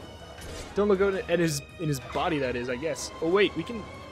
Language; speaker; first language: English; native; English